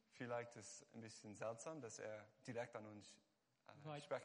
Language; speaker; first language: German; non-native, fluent; Hungarian